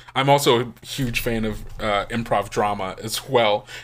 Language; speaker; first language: English; native; English